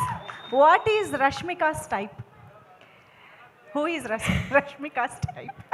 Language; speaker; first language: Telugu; native; Telugu